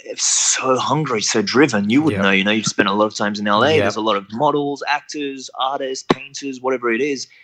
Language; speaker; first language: English; non-native, fluent; French